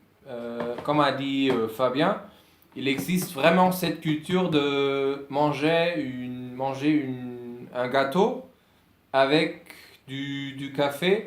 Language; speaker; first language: French; non-native, fluent; German